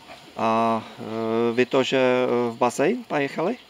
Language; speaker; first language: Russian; non-native, learner; Czech